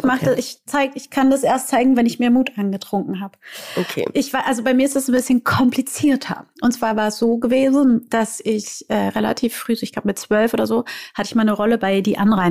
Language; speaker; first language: German; native; German